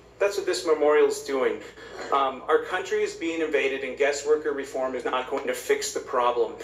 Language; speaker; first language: English; native; English